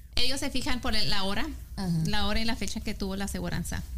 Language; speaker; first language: Spanish; early bilingual, heritage; Spanish